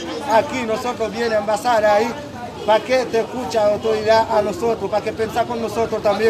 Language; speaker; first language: Spanish; non-native, learner; Haitian Creole